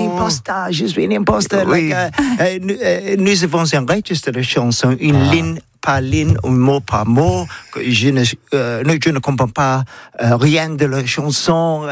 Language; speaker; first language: French; non-native, learner; English